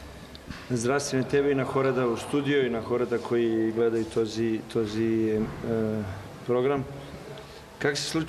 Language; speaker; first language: Bulgarian; non-native, learner; Serbian